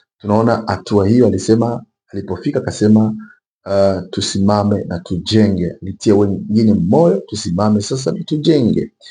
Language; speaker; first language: Swahili; native; Swahili